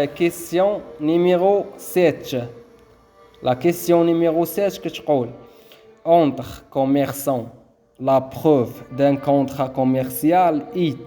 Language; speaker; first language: French; non-native, local second language; Arabic